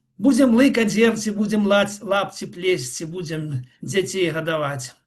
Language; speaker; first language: Belarusian; non-native, local second language; Russian